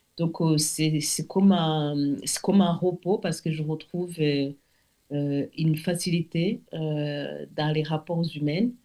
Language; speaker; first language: French; non-native, local second language; Kinyarwanda